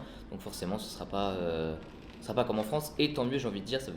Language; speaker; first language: French; native; French